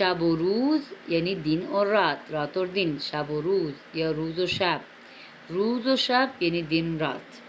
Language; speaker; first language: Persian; non-native, fluent; Urdu